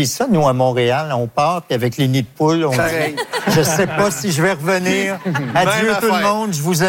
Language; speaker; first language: French; native; French